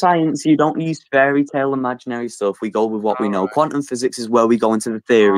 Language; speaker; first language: English; native; English